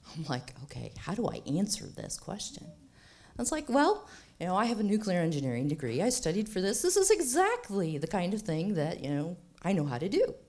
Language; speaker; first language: English; native; English